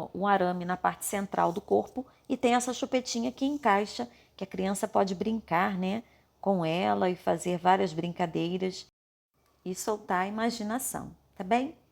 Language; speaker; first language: Portuguese; native; Portuguese